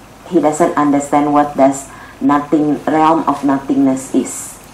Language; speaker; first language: English; non-native, fluent; Indonesian